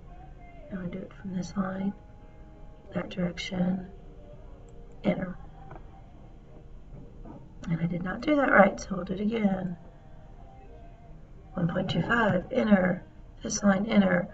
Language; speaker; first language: English; native; English